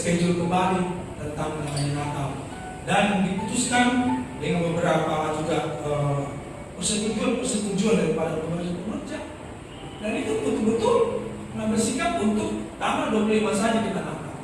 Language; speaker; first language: Indonesian; native; Indonesian